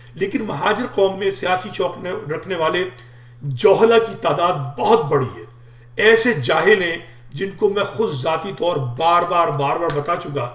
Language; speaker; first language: Urdu; native; Urdu